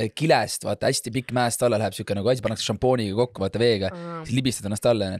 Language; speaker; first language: Estonian; native; Estonian